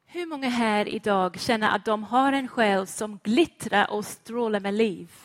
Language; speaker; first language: Swedish; non-native, fluent; English